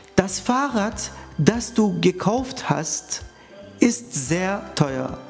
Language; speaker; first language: German; non-native, fluent; Turkish